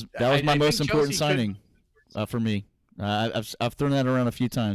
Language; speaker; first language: English; native; English